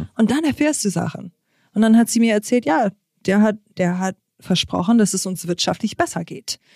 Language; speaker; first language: German; non-native, fluent; English